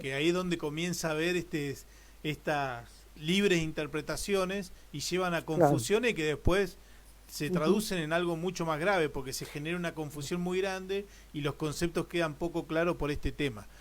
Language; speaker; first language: Spanish; native; Spanish